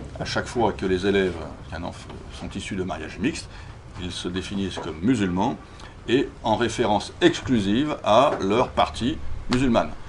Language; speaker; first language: French; native; French